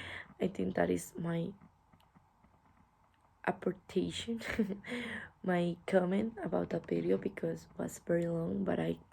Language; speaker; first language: English; non-native, learner; Spanish